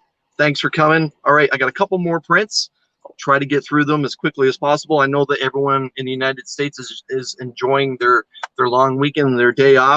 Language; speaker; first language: English; native; English